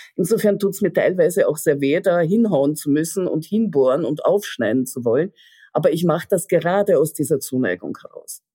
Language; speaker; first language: German; early bilingual, other home language; Russian